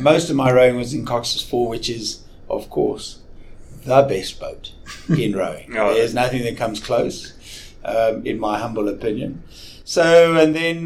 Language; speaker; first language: English; native; English